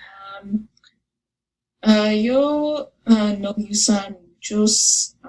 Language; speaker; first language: Spanish; non-native, learner; English